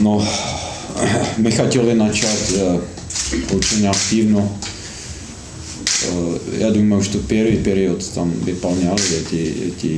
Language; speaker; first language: Russian; non-native, fluent; Slovak